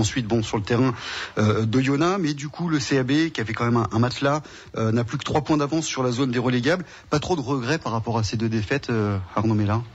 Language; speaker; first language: French; native; French